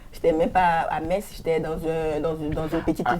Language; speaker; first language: French; non-native, local second language; Ewe